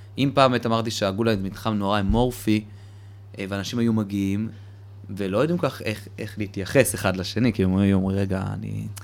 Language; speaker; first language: Hebrew; early bilingual, other home language; Russian